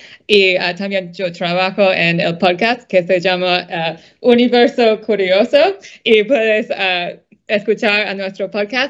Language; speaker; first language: Spanish; non-native, fluent; English